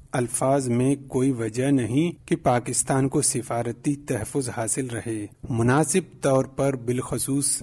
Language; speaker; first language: Urdu; non-native, local second language; Baluchi